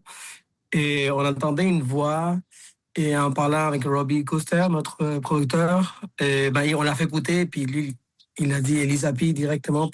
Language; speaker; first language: French; native; French